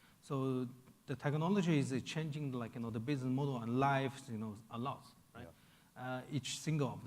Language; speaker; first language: English; non-native, fluent; Chinese